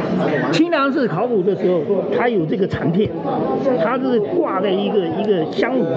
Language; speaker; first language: Chinese; native; Chinese